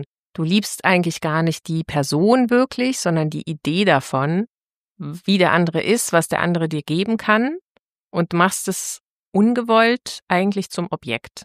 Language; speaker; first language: German; native; German